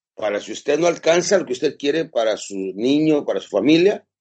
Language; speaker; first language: Spanish; native; Spanish